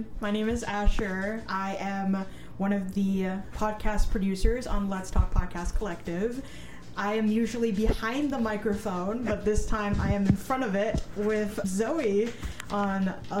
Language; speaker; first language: English; native; English